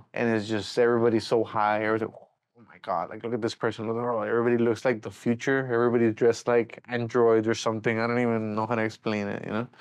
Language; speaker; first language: English; native; English